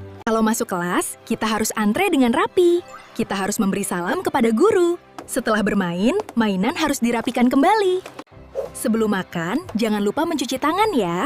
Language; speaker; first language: Indonesian; native; Indonesian